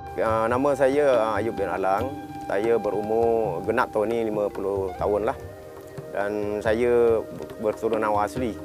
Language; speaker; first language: Malay; non-native, local second language; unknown